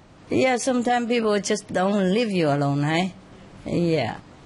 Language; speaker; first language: English; non-native, fluent; Vietnamese